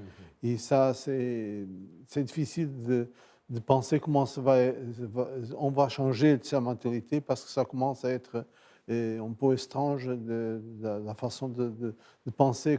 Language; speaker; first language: French; non-native, fluent; Portuguese